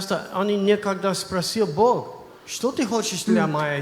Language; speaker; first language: Russian; non-native, learner; English